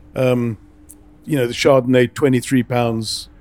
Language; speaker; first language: English; native; English